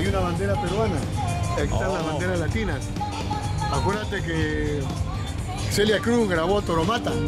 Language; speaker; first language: Spanish; native; Spanish